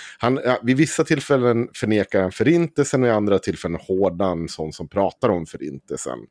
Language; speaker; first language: Swedish; native; Swedish